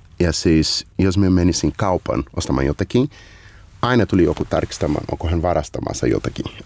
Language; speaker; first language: Finnish; non-native, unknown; Portuguese